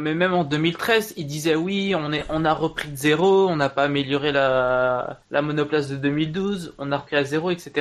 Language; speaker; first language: French; native; French